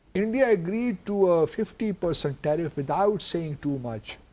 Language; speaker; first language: English; non-native, local second language; Urdu